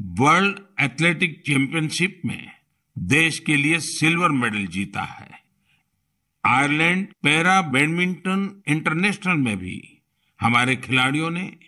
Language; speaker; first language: Hindi; non-native, local second language; Gujarati